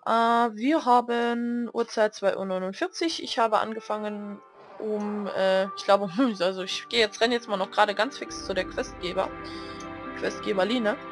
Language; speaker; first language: German; native; German